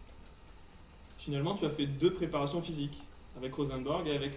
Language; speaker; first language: French; native; French